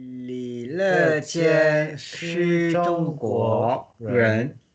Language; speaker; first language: Chinese; non-native, learner; French